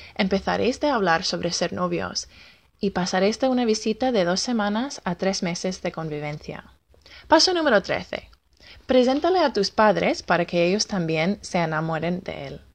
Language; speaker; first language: Spanish; non-native, fluent; English